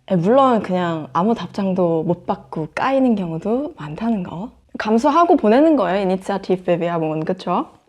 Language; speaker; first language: Korean; native; Korean